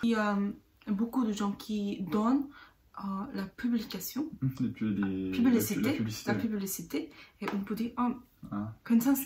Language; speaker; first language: French; non-native, learner; Korean